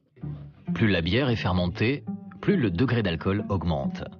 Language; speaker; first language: French; native; French